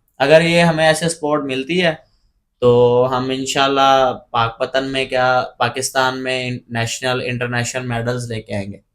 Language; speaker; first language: Urdu; non-native, local second language; Punjabi